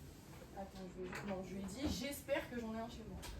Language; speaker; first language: French; native; French